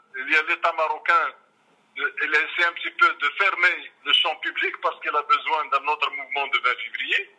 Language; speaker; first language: French; non-native, local second language; Arabic